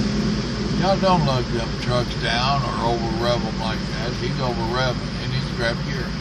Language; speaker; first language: English; native; English